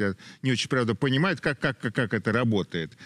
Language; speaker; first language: Russian; native; Russian